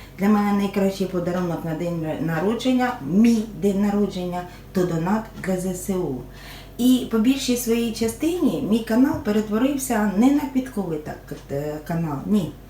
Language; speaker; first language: Ukrainian; non-native, local second language; Russian